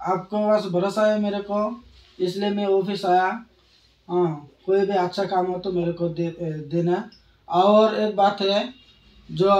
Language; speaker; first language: Hindi; non-native, local second language; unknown